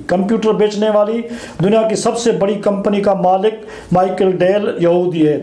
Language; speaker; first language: Urdu; non-native, local second language; Sindhi